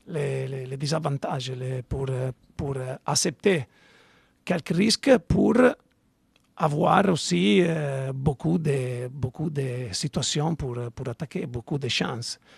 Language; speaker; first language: French; non-native, learner; Italian